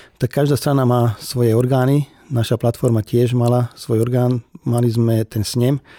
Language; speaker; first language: Slovak; non-native, local second language; Hungarian